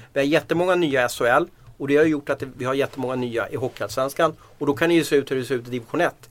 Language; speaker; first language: Swedish; native; Swedish